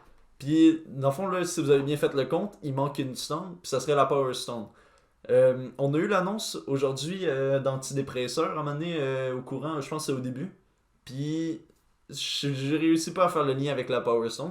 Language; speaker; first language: French; native; French